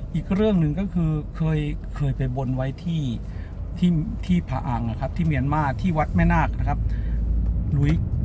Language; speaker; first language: Thai; native; Thai